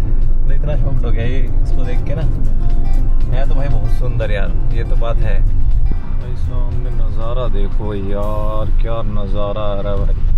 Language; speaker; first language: Hindi; native; Hindi